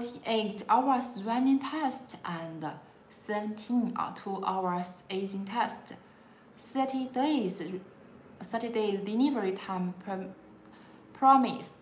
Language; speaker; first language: English; non-native, learner; Chinese